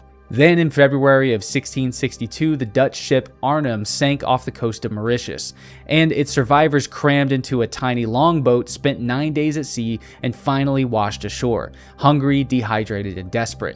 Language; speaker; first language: English; native; English